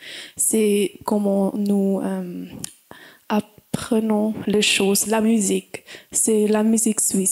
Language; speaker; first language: French; non-native, learner; German